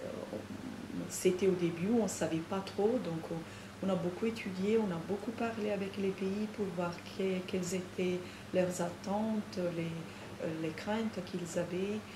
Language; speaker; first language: French; non-native, fluent; Italian